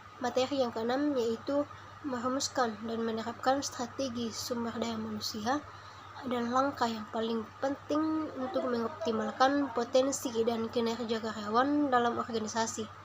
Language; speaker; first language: Indonesian; native; Indonesian